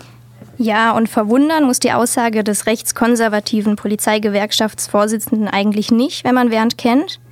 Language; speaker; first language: German; native; German